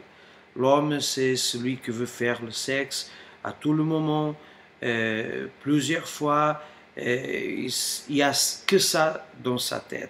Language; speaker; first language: French; non-native, fluent; Portuguese